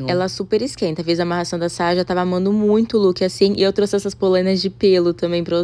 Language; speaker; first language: Portuguese; native; Portuguese